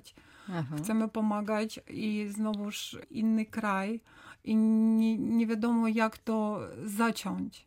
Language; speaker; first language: Polish; non-native, learner; Ukrainian